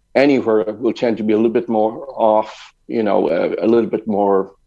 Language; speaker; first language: English; native; English